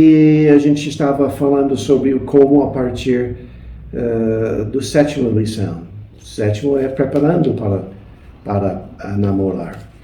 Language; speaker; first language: Portuguese; non-native, fluent; English